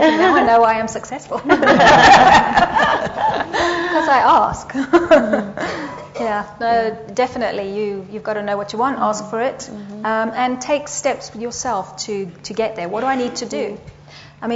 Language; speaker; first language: English; native; English